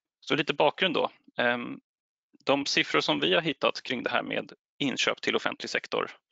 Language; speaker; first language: Swedish; native; Swedish